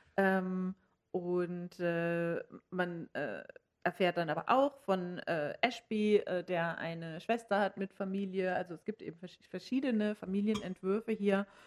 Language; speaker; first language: German; native; German